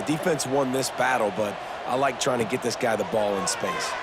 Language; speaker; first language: English; native; English